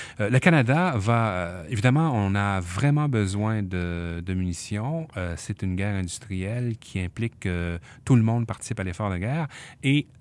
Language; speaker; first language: French; native; French